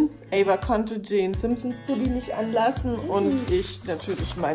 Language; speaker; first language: German; native; German